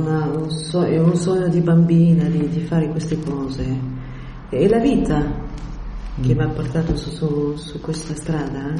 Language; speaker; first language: Italian; early bilingual, heritage; French